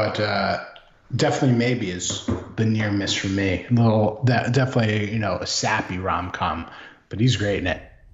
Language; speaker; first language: English; native; English